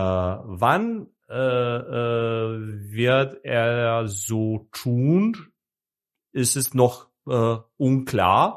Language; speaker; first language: German; non-native, fluent; Serbian